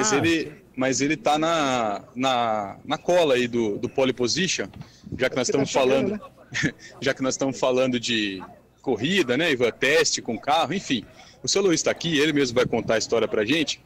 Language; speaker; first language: Portuguese; native; Portuguese